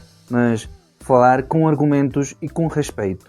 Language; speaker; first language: Portuguese; non-native, fluent; Spanish